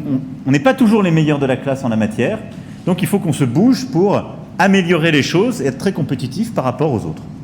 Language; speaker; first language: French; native; French